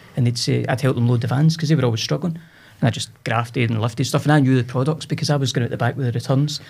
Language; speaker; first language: English; native; English